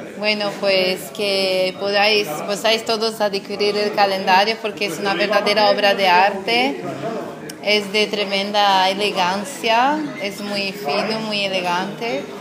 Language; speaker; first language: Spanish; non-native, fluent; Portuguese